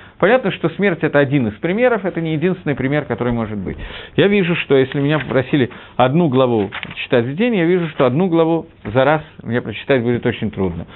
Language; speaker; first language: Russian; early bilingual, heritage; Russian